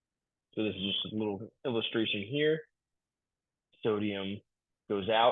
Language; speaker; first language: English; native; English